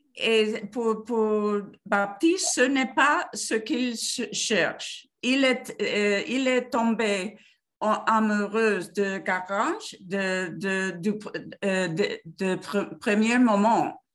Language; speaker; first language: French; non-native, learner; Spanish